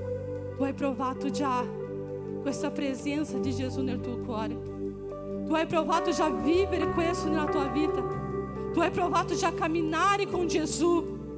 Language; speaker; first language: Italian; non-native, fluent; Portuguese